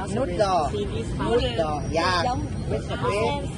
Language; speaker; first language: English; non-native, learner; Vietnamese